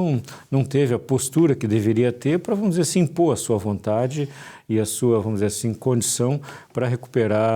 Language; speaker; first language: Portuguese; native; Portuguese